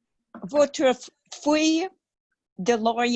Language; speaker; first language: French; non-native, learner; English